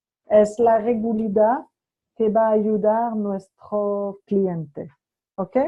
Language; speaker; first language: Spanish; non-native, fluent; French